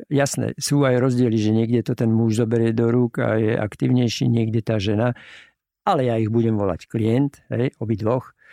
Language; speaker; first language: Slovak; native; Slovak